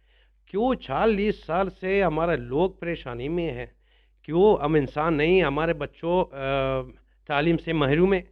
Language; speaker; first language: Hindi; non-native, learner; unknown